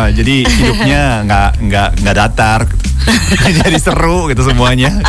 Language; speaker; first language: Indonesian; non-native, fluent; Japanese